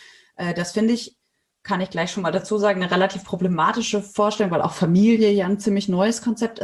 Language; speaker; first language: German; native; German